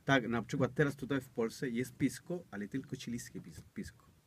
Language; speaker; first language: Polish; non-native, learner; Spanish